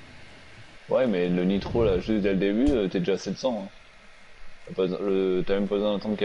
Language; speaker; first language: French; native; French